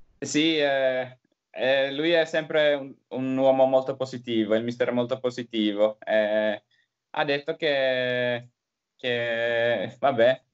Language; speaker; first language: Italian; non-native, learner; Finnish